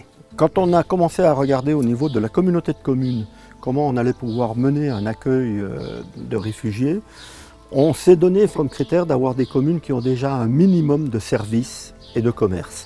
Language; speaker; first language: French; native; French